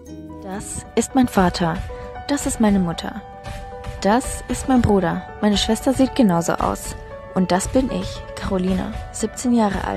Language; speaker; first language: German; early bilingual, other home language; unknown